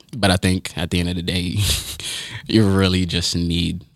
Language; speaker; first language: English; early bilingual, other home language; Haitian Creole